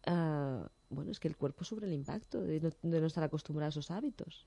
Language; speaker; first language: Spanish; native; Spanish